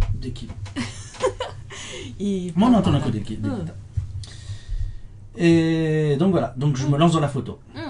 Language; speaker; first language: Japanese; non-native, fluent; French